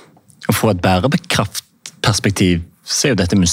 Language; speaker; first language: Norwegian; native; Norwegian